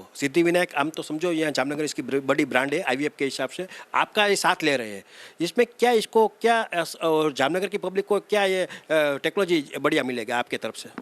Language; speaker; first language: Hindi; non-native, local second language; Gujarati